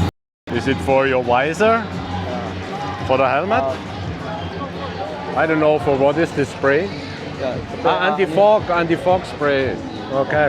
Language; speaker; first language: English; non-native, fluent; German